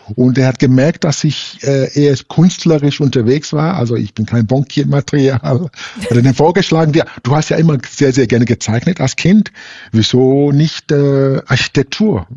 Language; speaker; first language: German; non-native, fluent; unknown